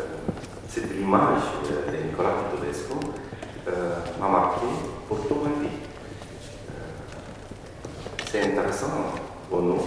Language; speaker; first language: French; non-native, learner; Romanian